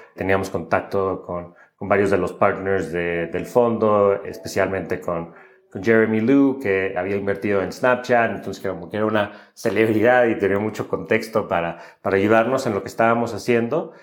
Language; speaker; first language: Spanish; native; Spanish